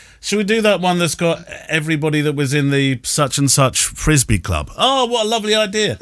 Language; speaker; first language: English; native; English